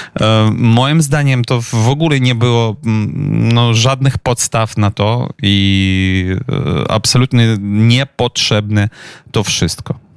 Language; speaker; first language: Polish; non-native, fluent; Ukrainian